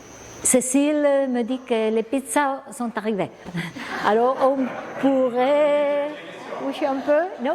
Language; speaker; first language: French; non-native, fluent; Spanish